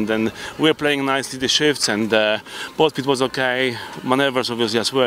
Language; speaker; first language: English; non-native, fluent; Polish